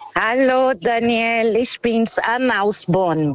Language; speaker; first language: German; non-native, fluent; Portuguese